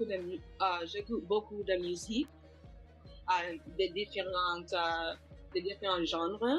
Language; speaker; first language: French; non-native, local second language; English